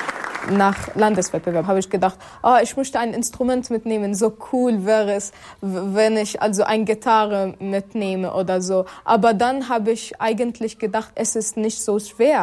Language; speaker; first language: German; non-native, fluent; Arabic